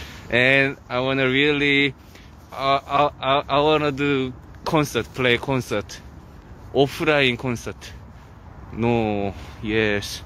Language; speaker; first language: English; non-native, learner; Korean